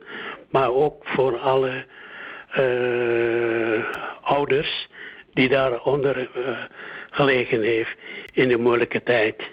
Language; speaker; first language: Dutch; early bilingual, other home language; Indonesian